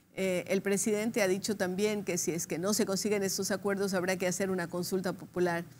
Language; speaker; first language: Spanish; native; Spanish